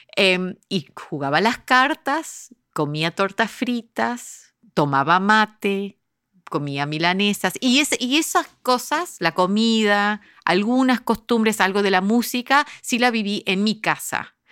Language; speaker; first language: Spanish; early bilingual, heritage; Spanish